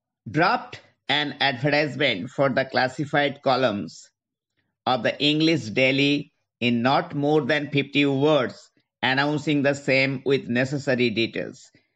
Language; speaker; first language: English; non-native, local second language; Bangla